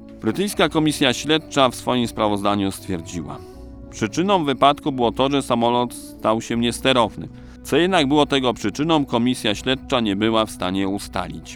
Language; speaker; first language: Polish; native; Polish